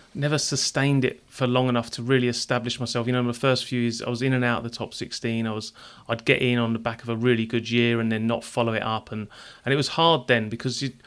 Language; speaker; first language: English; native; English